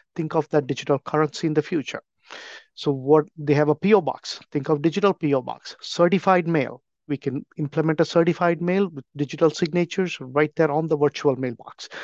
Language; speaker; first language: English; non-native, local second language; Tamil